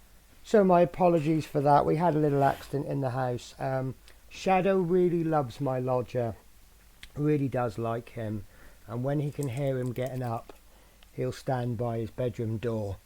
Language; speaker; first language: English; native; English